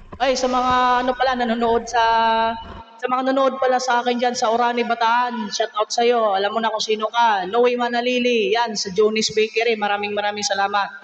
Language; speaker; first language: Filipino; non-native, local second language; Cebuano